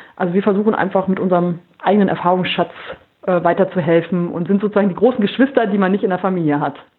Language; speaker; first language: German; native; German